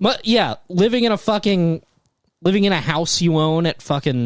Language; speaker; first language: English; native; English